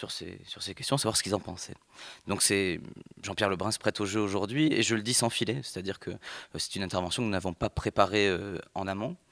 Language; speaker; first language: French; native; French